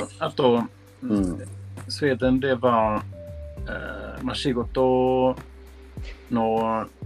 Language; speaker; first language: Japanese; non-native, learner; Swedish